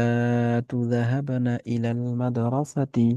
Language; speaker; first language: Arabic; non-native, fluent; Bangla